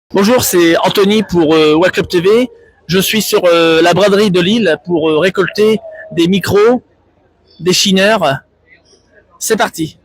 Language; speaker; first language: French; native; French